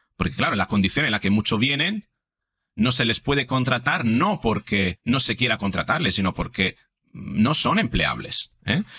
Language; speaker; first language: Spanish; non-native, fluent; Italian